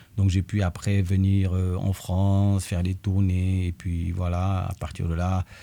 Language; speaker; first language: French; non-native, local second language; Wolof